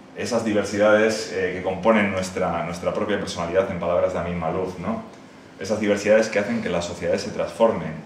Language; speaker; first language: Spanish; native; Spanish